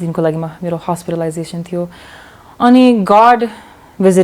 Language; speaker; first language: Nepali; early bilingual, heritage; English